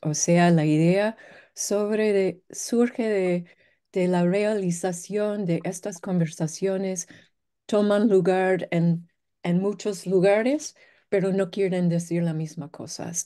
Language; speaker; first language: Spanish; non-native, fluent; English